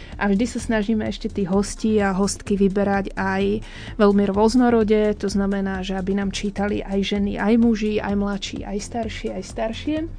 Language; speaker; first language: Slovak; native; Slovak